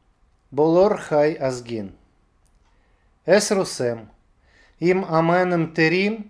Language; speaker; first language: Armenian; non-native, learner; Russian